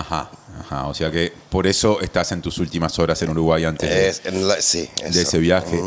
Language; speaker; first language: Spanish; native; Spanish